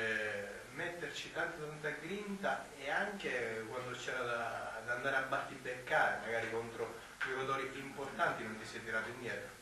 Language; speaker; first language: Italian; native; Italian